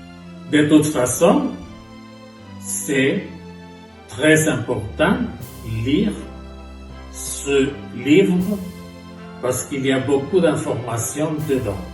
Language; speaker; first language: French; non-native, fluent; Spanish